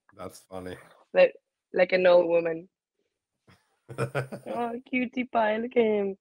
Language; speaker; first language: English; non-native, fluent; Spanish